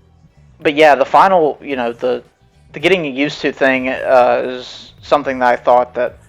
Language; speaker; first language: English; native; English